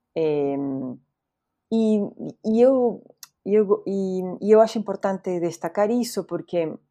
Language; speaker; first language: Portuguese; non-native, fluent; Spanish